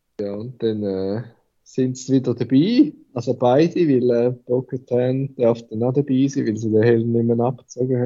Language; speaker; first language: German; native; German